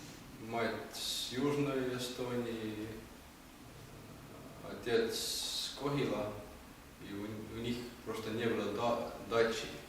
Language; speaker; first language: Russian; non-native, learner; Estonian